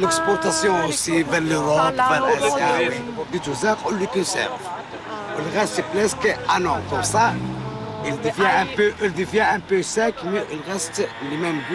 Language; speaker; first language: French; non-native, local second language; Arabic